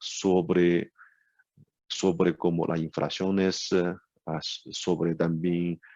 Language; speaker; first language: Spanish; non-native, learner; Chinese